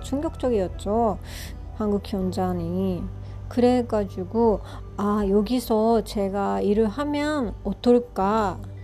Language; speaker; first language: Korean; non-native, fluent; Japanese